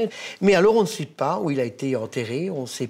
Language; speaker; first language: French; native; French